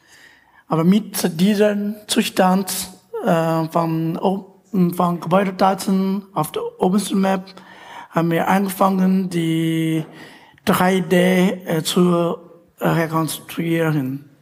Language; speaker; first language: German; non-native, fluent; Chinese